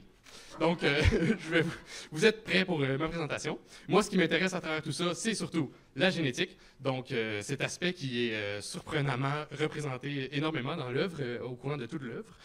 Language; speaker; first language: French; native; French